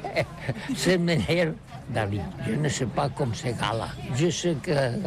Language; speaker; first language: French; non-native, learner; Catalan